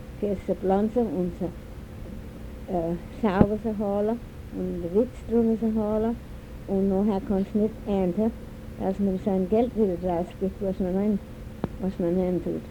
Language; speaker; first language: German; early bilingual, heritage; German